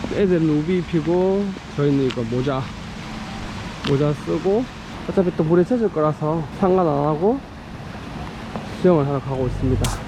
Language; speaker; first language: Korean; native; Korean